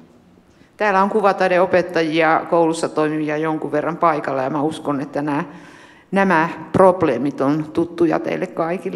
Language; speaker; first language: Finnish; native; Finnish